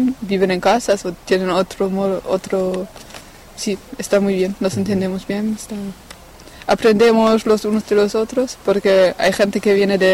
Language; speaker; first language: Spanish; non-native, fluent; French